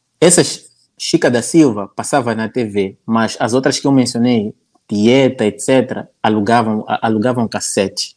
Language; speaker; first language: Portuguese; native; Portuguese